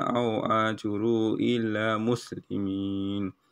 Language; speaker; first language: Arabic; non-native, learner; Indonesian